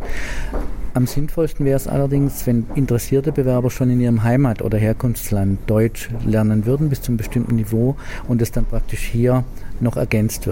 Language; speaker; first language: German; native; German